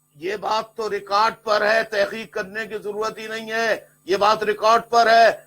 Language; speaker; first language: Urdu; native; Urdu